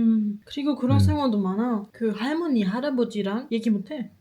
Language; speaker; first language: Korean; non-native, fluent; German